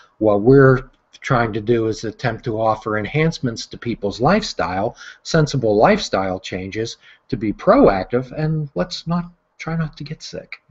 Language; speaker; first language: English; native; English